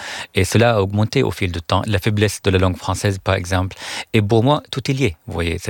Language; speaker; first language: French; non-native, fluent; Arabic